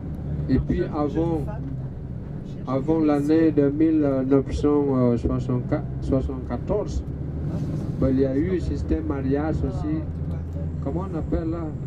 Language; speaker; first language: French; non-native, learner; Balinese